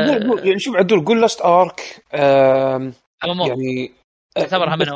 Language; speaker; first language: Arabic; native; Arabic